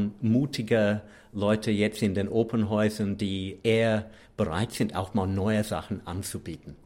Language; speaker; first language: German; non-native, fluent; English